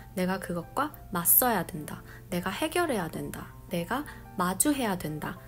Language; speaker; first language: Korean; native; Korean